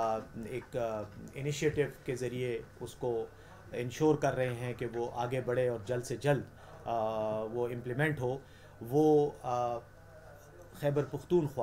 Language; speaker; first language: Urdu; non-native, local second language; Pashto